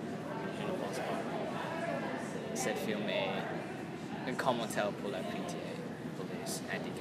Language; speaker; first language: French; non-native, learner; English